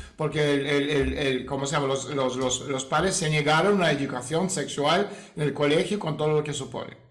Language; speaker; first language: Spanish; non-native, fluent; Russian